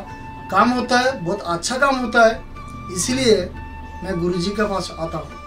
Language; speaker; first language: Hindi; non-native, learner; Nepali